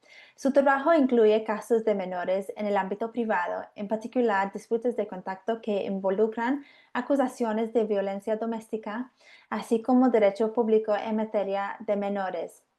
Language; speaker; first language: Spanish; non-native, fluent; English